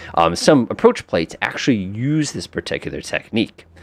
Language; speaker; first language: English; native; English